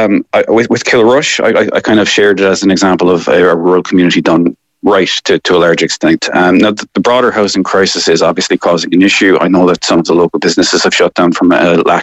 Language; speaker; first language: English; native; English